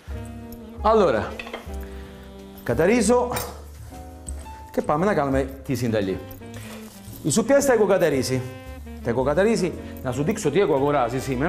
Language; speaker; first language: Greek; non-native, learner; Italian